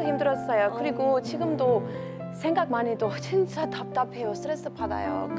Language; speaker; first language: Korean; non-native, learner; English